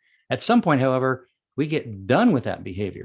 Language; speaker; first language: English; native; English